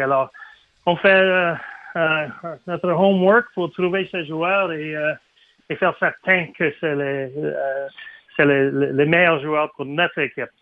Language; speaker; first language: French; non-native, learner; English